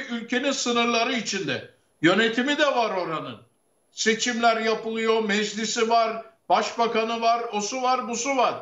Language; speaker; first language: Turkish; native; Turkish